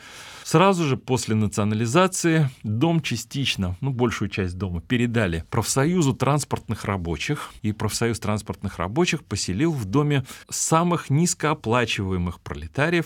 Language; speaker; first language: Russian; native; Russian